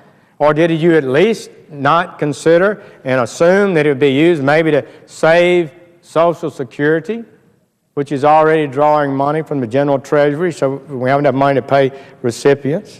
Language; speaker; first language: English; native; English